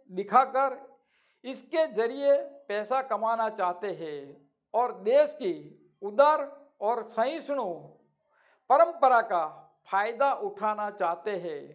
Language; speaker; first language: Hindi; non-native, local second language; Gujarati